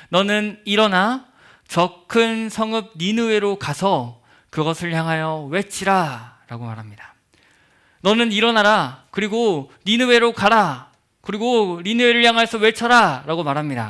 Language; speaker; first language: Korean; native; Korean